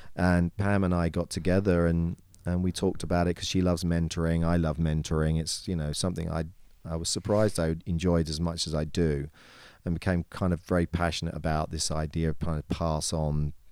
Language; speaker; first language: English; native; English